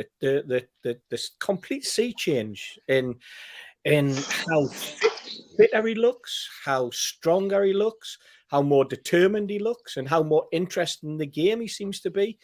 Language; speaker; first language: English; native; English